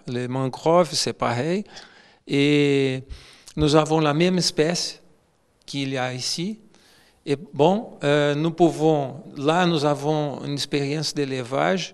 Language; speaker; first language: French; non-native, fluent; Portuguese